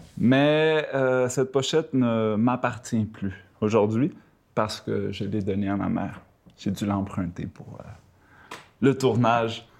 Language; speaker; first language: French; early bilingual, other home language; Spanish